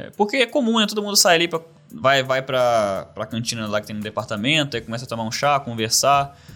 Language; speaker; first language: Portuguese; native; Portuguese